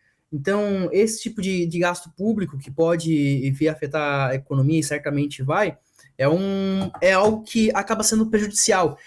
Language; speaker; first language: Portuguese; native; Portuguese